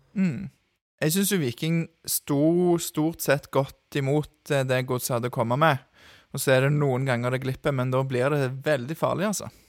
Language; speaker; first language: Norwegian; native; Norwegian